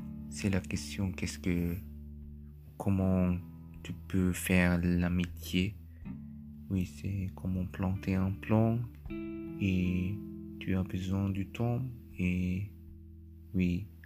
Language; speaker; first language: French; non-native, learner; German